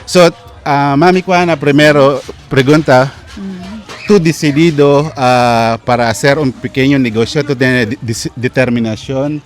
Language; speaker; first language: Spanish; non-native, learner; Filipino